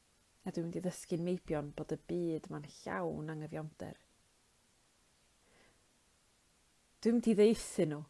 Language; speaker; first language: Welsh; native; Welsh